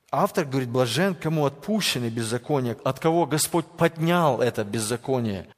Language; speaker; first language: Russian; native; Russian